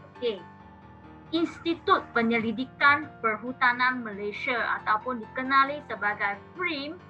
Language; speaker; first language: Malay; non-native, local second language; Chinese